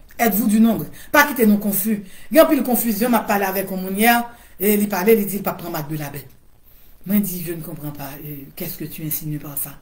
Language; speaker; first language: French; non-native, local second language; Haitian Creole